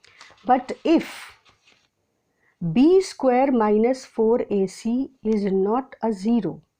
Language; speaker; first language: English; non-native, local second language; Hindi